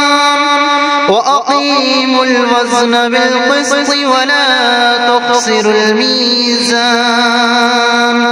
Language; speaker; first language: Arabic; native; Arabic